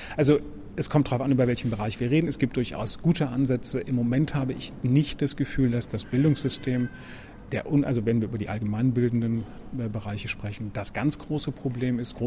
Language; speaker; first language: German; native; German